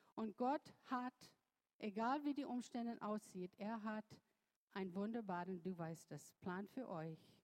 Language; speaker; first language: German; non-native, fluent; English